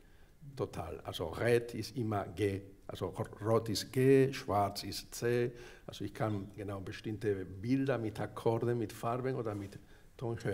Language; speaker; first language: German; non-native, fluent; Spanish